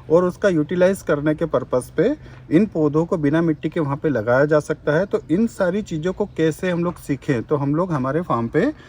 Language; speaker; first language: Hindi; native; Hindi